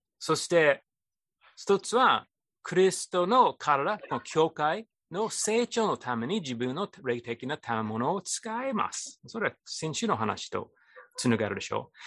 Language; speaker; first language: Japanese; non-native, fluent; English